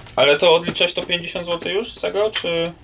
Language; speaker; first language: Polish; native; Polish